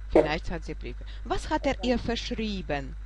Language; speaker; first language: German; non-native, fluent; Russian